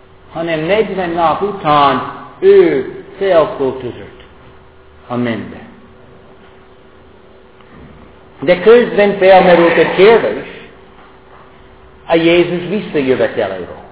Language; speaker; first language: Hungarian; non-native, fluent; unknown